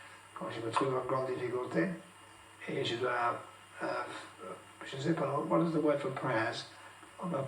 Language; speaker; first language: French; non-native, fluent; English